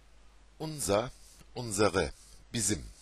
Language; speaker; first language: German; non-native, fluent; Turkish